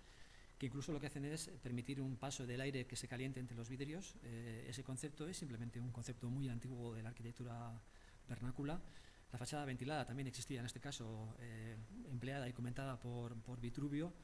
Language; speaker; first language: Spanish; native; Spanish